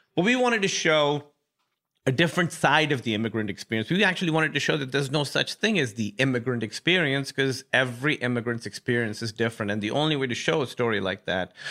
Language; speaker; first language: English; non-native, local second language; Urdu